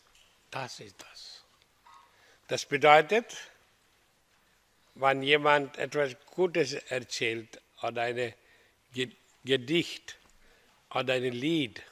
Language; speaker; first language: German; non-native, fluent; Hindi